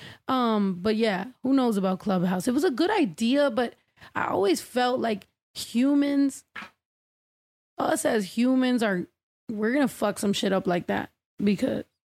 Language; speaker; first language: English; early bilingual, other home language; Spanish